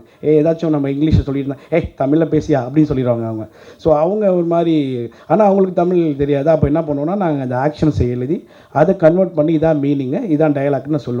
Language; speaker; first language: Tamil; native; Tamil